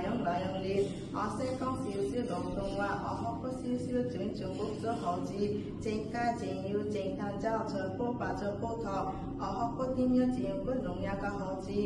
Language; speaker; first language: Cantonese; non-native, learner; Bangla